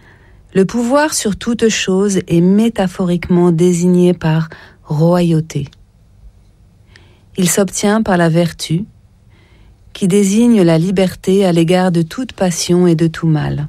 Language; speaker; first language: French; native; French